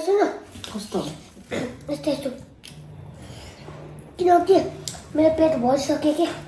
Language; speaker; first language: Nepali; early bilingual, heritage; Nepali